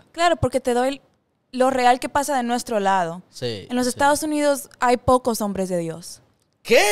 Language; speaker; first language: Spanish; early bilingual, heritage; Spanish